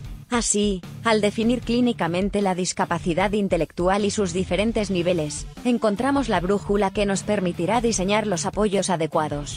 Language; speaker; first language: Spanish; native; Spanish